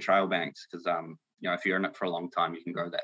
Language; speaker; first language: English; native; English